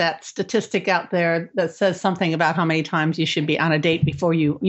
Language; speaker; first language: English; native; English